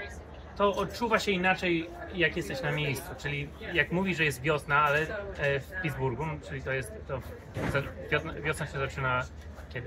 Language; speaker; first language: Polish; early bilingual, heritage; English